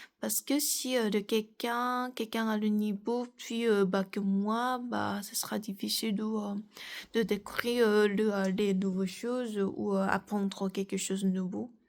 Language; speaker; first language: French; non-native, fluent; Korean